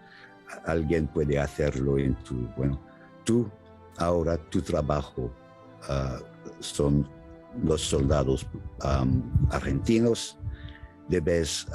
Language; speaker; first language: Spanish; non-native, fluent; English